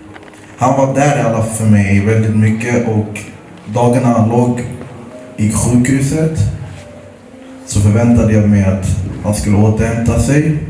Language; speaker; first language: Swedish; early bilingual, other home language; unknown